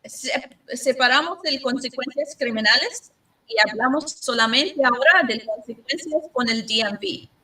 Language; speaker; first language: Spanish; non-native, learner; English